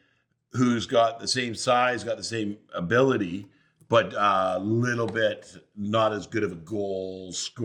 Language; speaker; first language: English; native; English